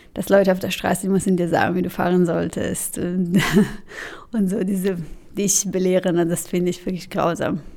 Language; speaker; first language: German; non-native, fluent; Italian